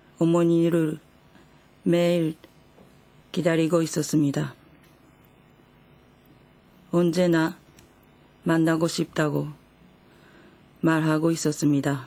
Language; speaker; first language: Korean; non-native, fluent; Japanese